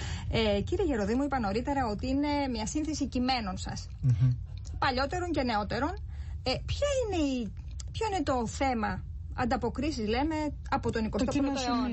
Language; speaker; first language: Greek; native; Greek